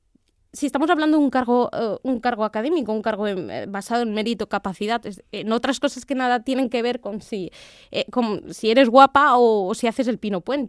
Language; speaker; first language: Spanish; native; Spanish